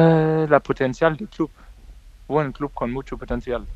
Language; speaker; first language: Spanish; non-native, learner; Danish